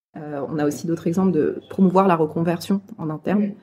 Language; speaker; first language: French; native; French